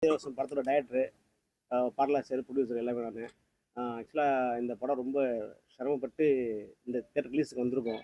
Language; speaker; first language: Tamil; native; Tamil